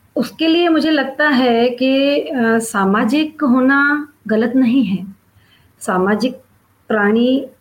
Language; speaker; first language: Hindi; non-native, local second language; Sindhi